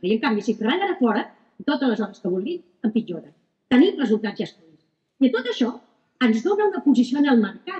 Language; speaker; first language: Catalan; native; Catalan